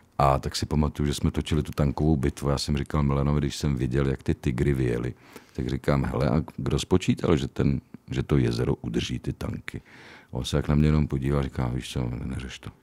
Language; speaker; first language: Czech; native; Czech